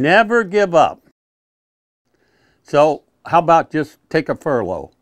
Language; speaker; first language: English; native; English